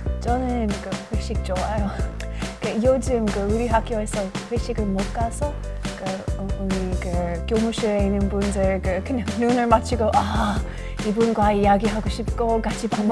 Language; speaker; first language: Korean; non-native, learner; English